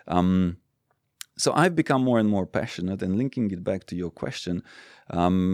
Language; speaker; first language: English; non-native, fluent; Romanian